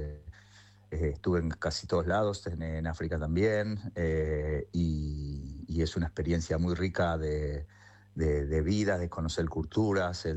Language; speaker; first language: Spanish; native; Spanish